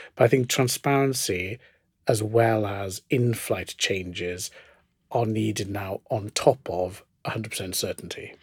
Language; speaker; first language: English; native; English